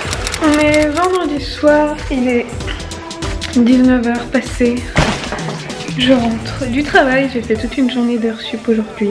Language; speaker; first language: French; native; French